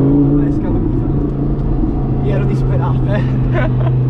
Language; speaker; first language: Italian; native; Italian